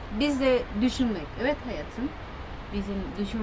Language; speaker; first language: Turkish; non-native, learner; Spanish